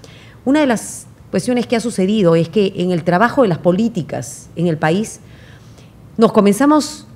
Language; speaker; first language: Spanish; native; Spanish